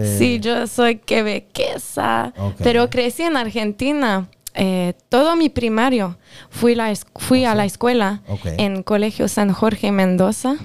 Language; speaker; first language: Spanish; non-native, local second language; French